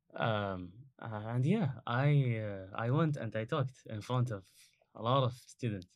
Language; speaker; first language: English; non-native, learner; Arabic